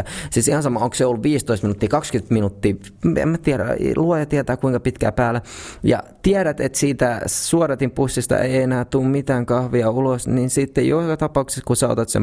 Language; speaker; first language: Finnish; native; Finnish